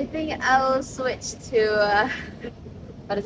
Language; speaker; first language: English; non-native, learner; Indonesian